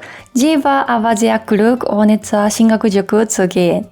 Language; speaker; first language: German; non-native, fluent; Japanese